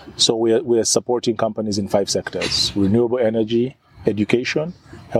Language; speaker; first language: English; non-native, local second language; Ganda